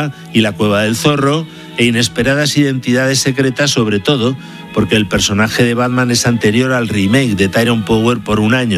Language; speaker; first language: Spanish; native; Spanish